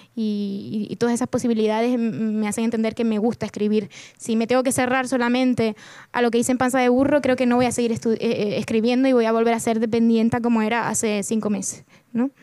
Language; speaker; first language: Spanish; native; Spanish